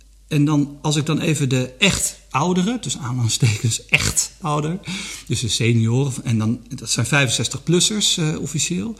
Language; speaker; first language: Dutch; native; Dutch